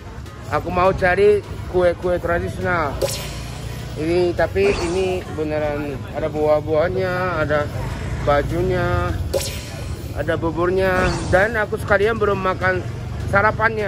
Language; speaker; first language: Indonesian; non-native, learner; Japanese